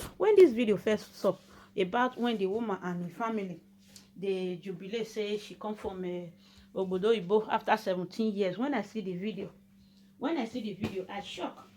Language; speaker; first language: Nigerian Pidgin; native; Nigerian Pidgin